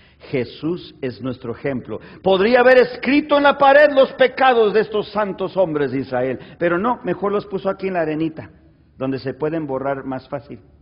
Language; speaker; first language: Spanish; early bilingual, heritage; Spanish